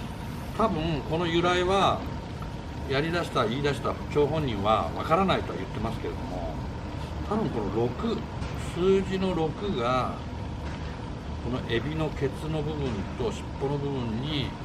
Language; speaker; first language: Japanese; native; Japanese